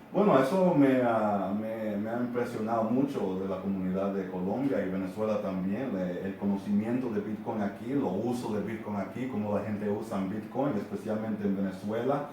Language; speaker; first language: Spanish; non-native, fluent; English